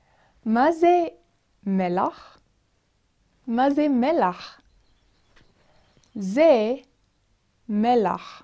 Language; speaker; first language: Hebrew; non-native, fluent; English